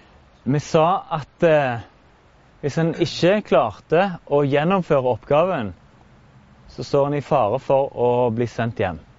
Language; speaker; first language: Norwegian; native; Norwegian